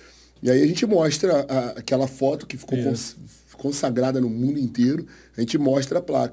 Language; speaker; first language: Portuguese; native; Portuguese